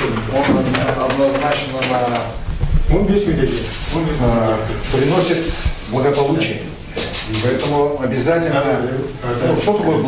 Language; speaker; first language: Russian; native; Russian